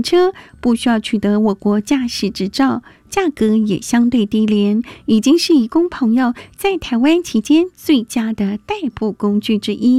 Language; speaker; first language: Chinese; native; Chinese